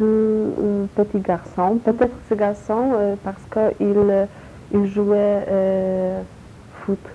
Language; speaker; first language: French; non-native, learner; Polish